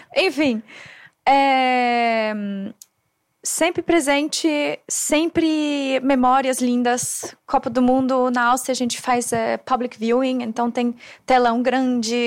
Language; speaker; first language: Portuguese; non-native, fluent; German